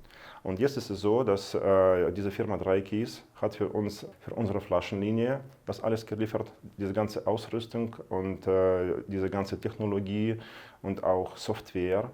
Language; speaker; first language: German; non-native, fluent; Russian